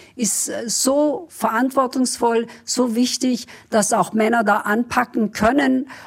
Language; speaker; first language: German; early bilingual, other home language; Kurdish